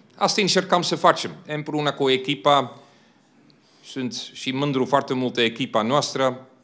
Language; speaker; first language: Romanian; non-native, fluent; Dutch